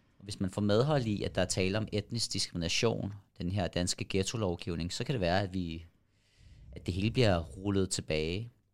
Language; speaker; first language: Danish; early bilingual, other home language; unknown